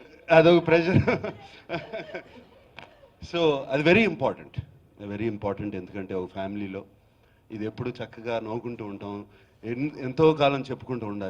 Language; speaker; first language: Telugu; native; Telugu